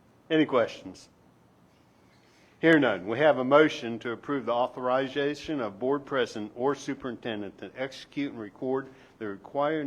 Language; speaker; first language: English; native; English